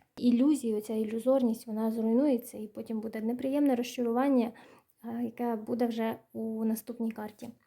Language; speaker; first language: Ukrainian; non-native, local second language; Russian